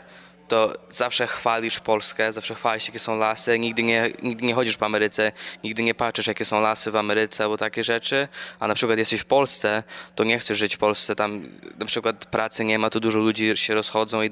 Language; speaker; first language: Polish; early bilingual, other home language; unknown